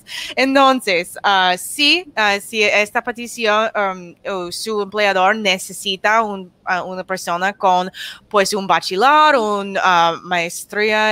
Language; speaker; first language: Spanish; non-native, learner; English